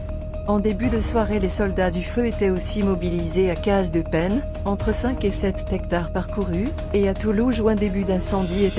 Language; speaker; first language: French; native; French